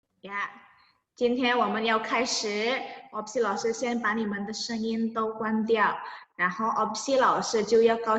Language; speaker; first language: Chinese; non-native, fluent; Indonesian